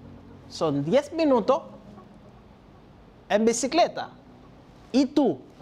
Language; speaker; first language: Spanish; non-native, fluent; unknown